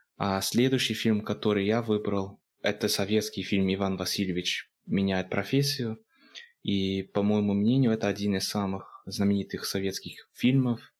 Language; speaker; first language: Russian; non-native, fluent; English